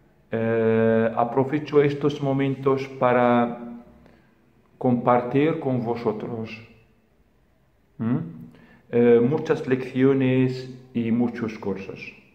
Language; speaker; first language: Spanish; non-native, fluent; Arabic